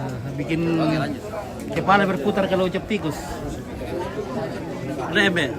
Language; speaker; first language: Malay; non-native, local second language; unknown